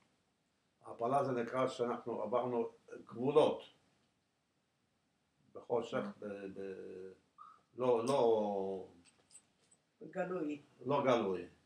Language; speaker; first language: Hebrew; non-native, fluent; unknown